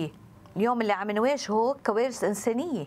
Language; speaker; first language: Arabic; native; Arabic